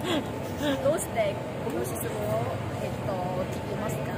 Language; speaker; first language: Japanese; non-native, learner; Vietnamese